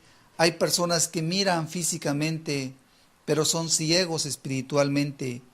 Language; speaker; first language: Spanish; native; Spanish